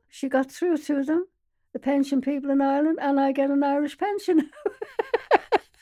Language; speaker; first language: English; native; English